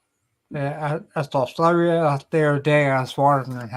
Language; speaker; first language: English; native; English